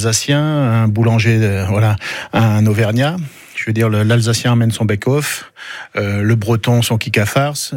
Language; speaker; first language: French; native; French